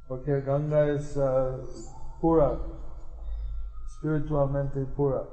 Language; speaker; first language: Spanish; non-native, fluent; English